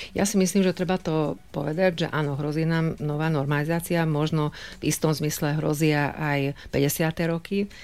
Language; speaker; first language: Slovak; non-native, local second language; Hungarian